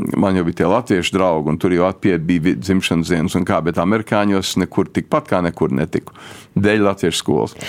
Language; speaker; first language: Latvian; early bilingual, heritage; Latvian